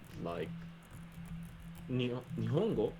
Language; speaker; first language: Japanese; non-native, learner; English